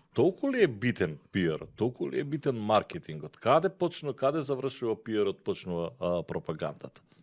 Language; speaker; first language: Macedonian; native; Macedonian